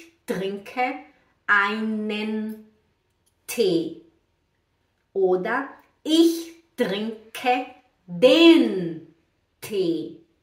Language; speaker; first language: German; non-native, fluent; Portuguese